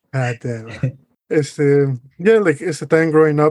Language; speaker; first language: English; early bilingual, other home language; Spanish